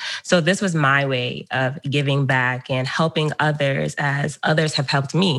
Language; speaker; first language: English; native; English